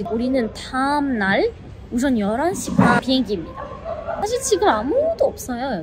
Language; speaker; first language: Korean; native; Korean